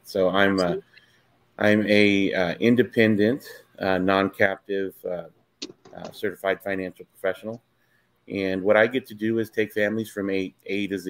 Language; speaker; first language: English; native; English